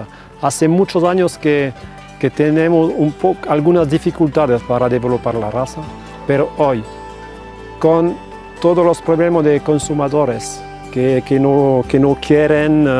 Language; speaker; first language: Spanish; non-native, fluent; French